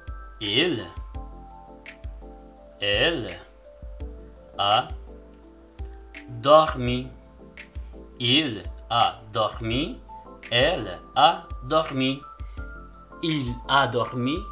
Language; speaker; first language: French; non-native, fluent; Spanish